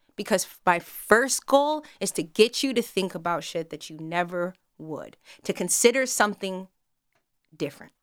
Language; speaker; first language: English; native; English